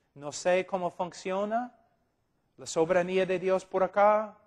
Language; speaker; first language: Spanish; non-native, fluent; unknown